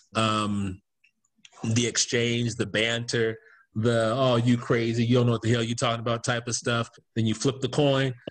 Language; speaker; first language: English; native; English